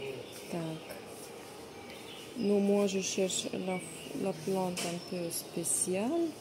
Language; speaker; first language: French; non-native, fluent; Russian